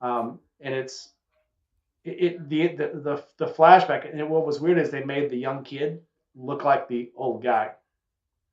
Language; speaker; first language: English; native; English